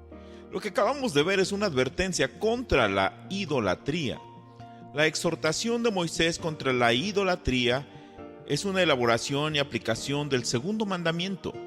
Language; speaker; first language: Spanish; native; Spanish